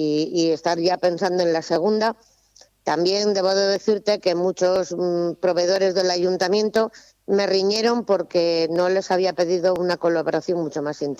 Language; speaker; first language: Spanish; native; Spanish